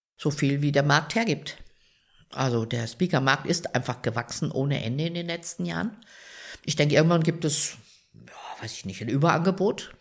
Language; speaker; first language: German; native; German